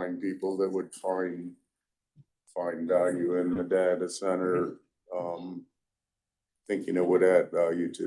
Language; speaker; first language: English; native; English